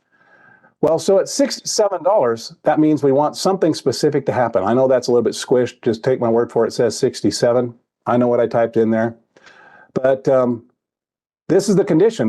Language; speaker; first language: English; native; English